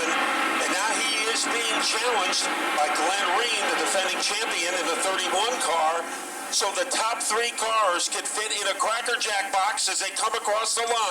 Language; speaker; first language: English; native; English